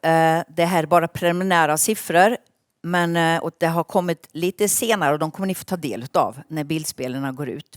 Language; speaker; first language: Swedish; native; Swedish